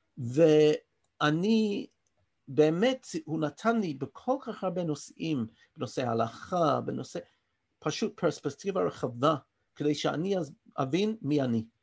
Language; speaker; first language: Hebrew; non-native, fluent; English